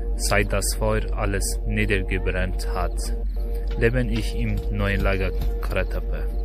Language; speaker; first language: German; non-native, learner; Persian